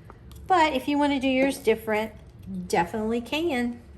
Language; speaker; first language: English; native; English